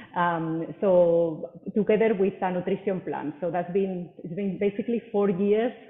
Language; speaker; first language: English; non-native, fluent; Spanish